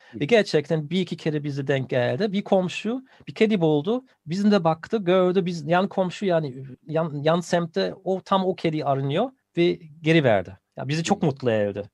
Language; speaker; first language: Turkish; non-native, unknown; German